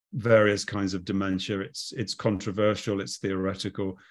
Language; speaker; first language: English; native; English